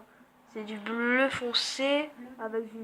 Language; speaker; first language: French; native; French